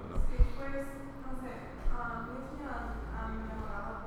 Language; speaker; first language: Spanish; non-native, learner; English